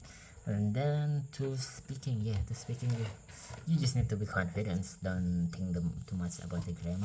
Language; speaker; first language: English; non-native, learner; Indonesian